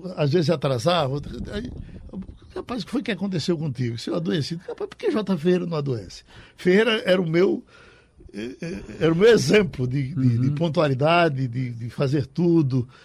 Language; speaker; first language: Portuguese; native; Portuguese